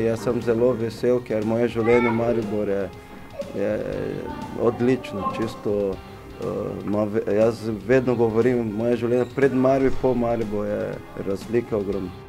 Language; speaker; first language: Slovenian; non-native, learner; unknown